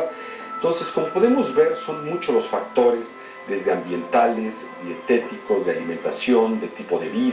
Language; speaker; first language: Spanish; native; Spanish